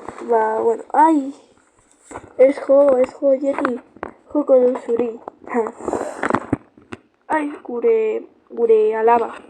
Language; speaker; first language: Basque; non-native, local second language; Spanish